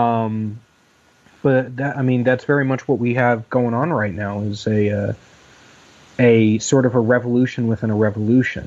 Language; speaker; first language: English; native; English